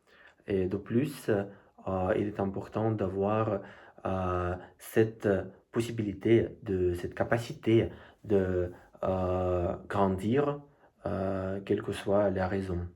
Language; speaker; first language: French; non-native, fluent; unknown